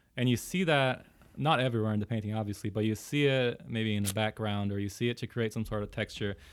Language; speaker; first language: English; early bilingual, other home language; Portuguese